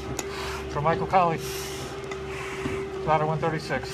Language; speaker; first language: English; native; English